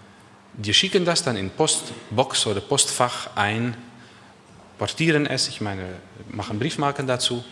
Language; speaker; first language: German; non-native, learner; Dutch